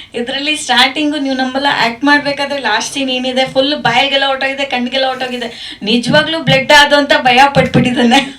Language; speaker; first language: Kannada; native; Kannada